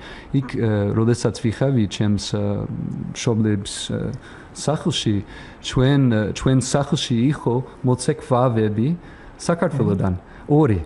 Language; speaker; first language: Georgian; non-native, learner; English